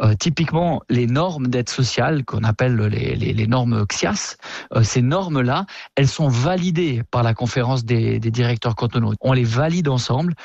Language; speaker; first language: French; native; French